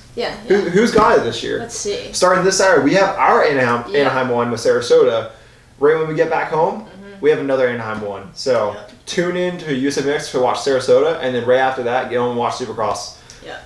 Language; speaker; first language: English; native; English